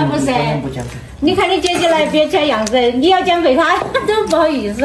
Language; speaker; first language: Chinese; native; Chinese